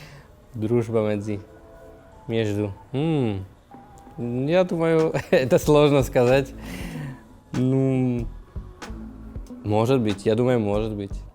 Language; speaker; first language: Russian; non-native, learner; Slovak